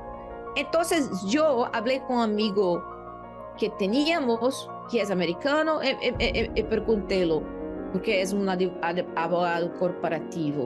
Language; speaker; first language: Spanish; non-native, learner; Portuguese